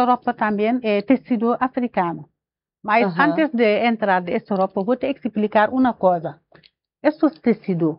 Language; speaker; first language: Portuguese; non-native, learner; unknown